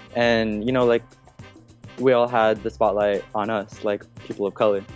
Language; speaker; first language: English; native; English